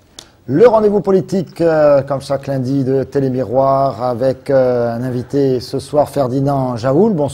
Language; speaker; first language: French; native; French